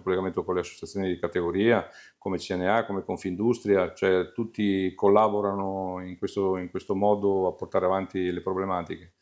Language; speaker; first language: Italian; native; Italian